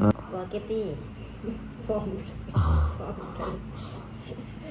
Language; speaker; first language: English; non-native, learner; Thai